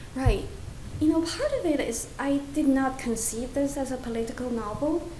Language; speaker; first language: English; non-native, fluent; Chinese